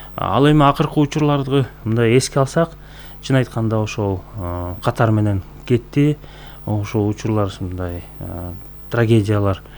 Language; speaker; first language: Kyrgyz; native; Kyrgyz